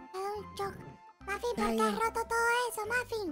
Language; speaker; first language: Spanish; native; Spanish